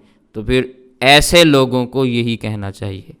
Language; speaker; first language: Urdu; native; Urdu